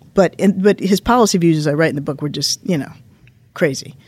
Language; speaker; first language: English; native; English